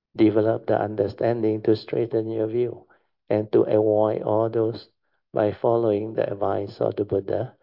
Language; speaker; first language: English; non-native, local second language; Chinese